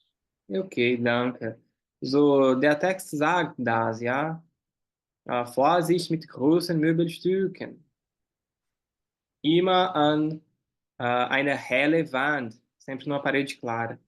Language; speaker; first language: German; non-native, fluent; Portuguese